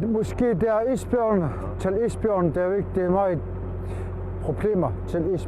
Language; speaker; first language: Danish; non-native, learner; Kalaallisut